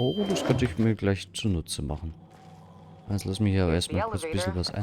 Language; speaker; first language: German; native; German